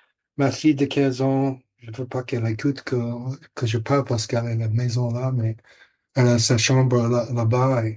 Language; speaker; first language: French; non-native, fluent; English